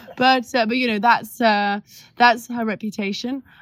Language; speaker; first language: English; native; English